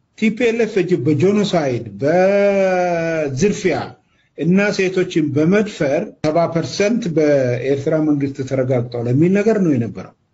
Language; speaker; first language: Amharic; non-native, local second language; Oromo